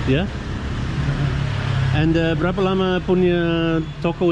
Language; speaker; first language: Indonesian; non-native, learner; English